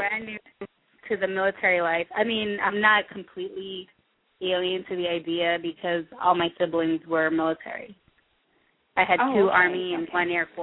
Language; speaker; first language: English; native; English